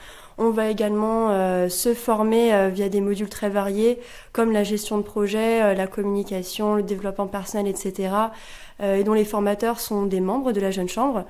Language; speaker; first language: French; native; French